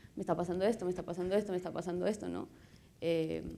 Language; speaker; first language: Spanish; native; Spanish